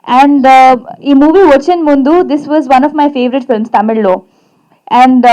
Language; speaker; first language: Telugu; non-native, fluent; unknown